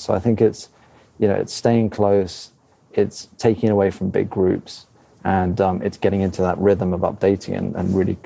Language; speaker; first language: English; native; English